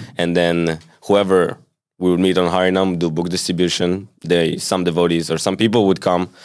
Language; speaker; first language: English; early bilingual, other home language; Hebrew